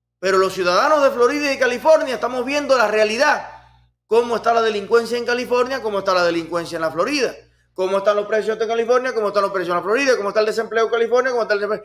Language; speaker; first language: Spanish; native; Spanish